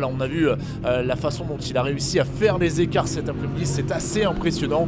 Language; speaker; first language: French; native; French